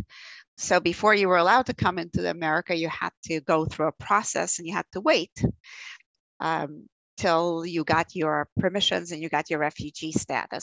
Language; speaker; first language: English; early bilingual, other home language; Russian